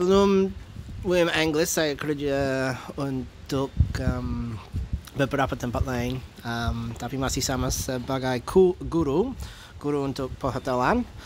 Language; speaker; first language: Indonesian; non-native, fluent; English